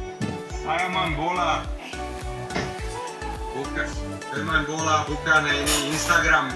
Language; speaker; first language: Indonesian; non-native, learner; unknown